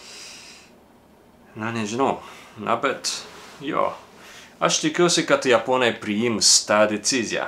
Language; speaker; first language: Lithuanian; non-native, fluent; Japanese